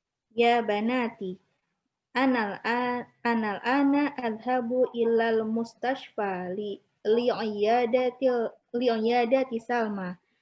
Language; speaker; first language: Arabic; non-native, learner; Indonesian